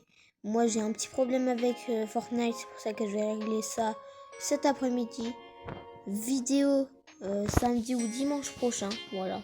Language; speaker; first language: French; native; French